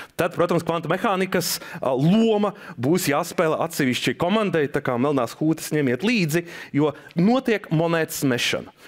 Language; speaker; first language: Latvian; non-native, local second language; Russian